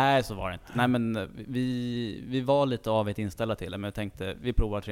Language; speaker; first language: Swedish; native; Swedish